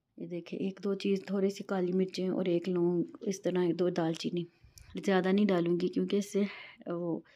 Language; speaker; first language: Urdu; non-native, local second language; Punjabi